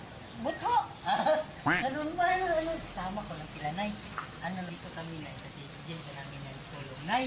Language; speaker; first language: Filipino; non-native, local second language; Cebuano